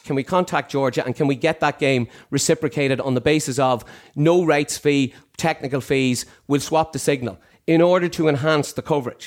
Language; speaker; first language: English; native; English